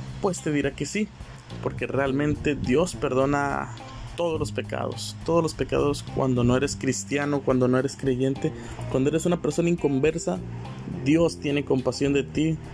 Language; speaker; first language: Spanish; native; Spanish